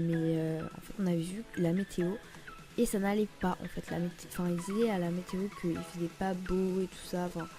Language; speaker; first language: French; native; French